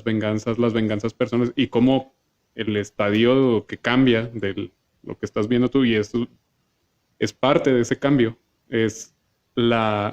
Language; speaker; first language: Spanish; native; Spanish